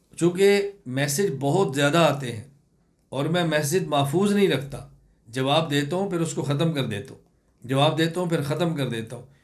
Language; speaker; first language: Urdu; non-native, local second language; Punjabi